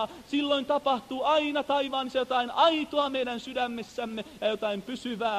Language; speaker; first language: Finnish; native; Finnish